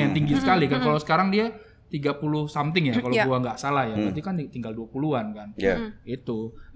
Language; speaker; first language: Indonesian; native; Indonesian